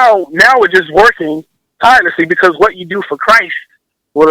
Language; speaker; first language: English; native; English